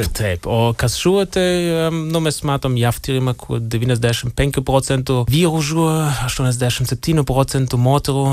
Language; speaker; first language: Lithuanian; non-native, fluent; German